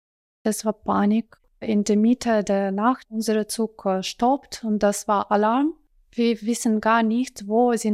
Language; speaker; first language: German; non-native, learner; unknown